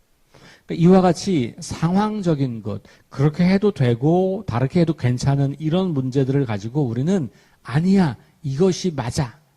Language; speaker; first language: Korean; native; Korean